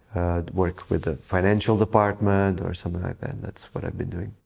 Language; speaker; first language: English; non-native, fluent; Portuguese